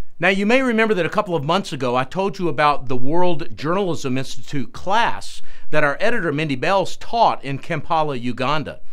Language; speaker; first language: English; native; English